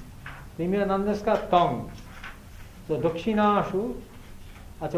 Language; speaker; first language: Japanese; non-native, fluent; Bangla